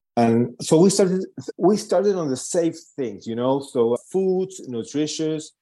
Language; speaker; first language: English; non-native, fluent; Spanish